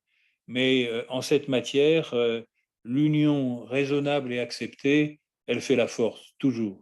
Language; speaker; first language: French; native; French